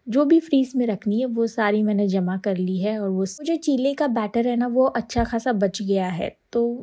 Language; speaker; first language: Hindi; native; Hindi